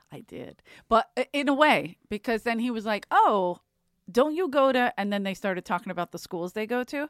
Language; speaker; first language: English; native; English